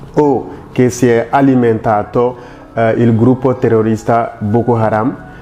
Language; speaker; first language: Italian; non-native, fluent; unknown